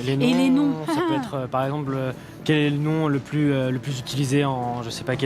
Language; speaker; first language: French; native; French